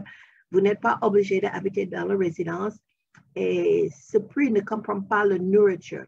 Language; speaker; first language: French; non-native, fluent; English